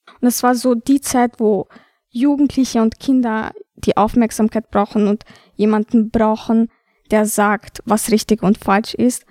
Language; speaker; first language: German; early bilingual, other home language; Albanian